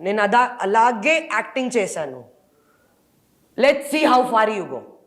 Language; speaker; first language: Telugu; non-native, learner; Hindi